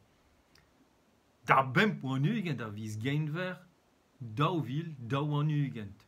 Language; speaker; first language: Welsh; native; Welsh